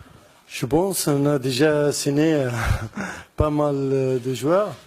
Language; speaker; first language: French; non-native, learner; Arabic